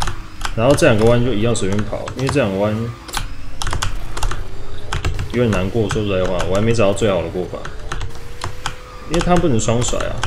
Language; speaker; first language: Chinese; native; Chinese